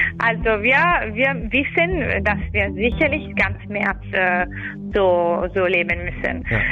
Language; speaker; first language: German; non-native, learner; Italian